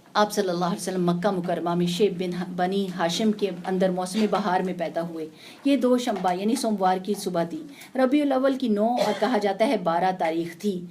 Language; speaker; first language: Urdu; native; Urdu